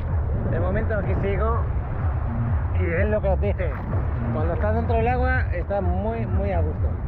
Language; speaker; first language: Spanish; native; Spanish